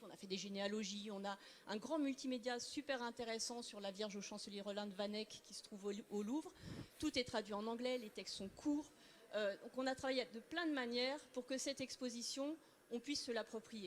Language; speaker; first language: French; native; French